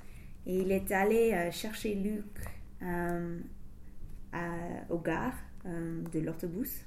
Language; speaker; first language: French; non-native, fluent; English